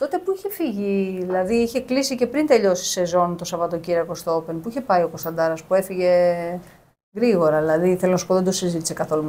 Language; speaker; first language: Greek; native; Greek